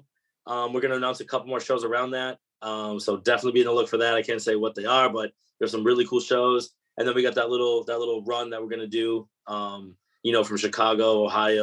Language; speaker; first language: English; native; English